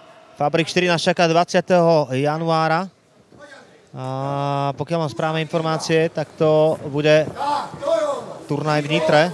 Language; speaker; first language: Slovak; native; Slovak